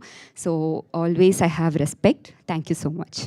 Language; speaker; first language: Telugu; non-native, fluent; Tamil